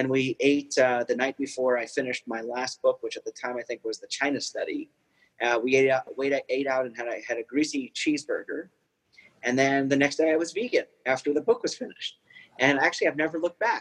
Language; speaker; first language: English; native; English